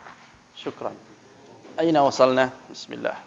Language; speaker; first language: Arabic; non-native, fluent; Indonesian